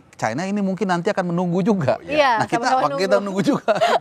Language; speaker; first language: Indonesian; native; Indonesian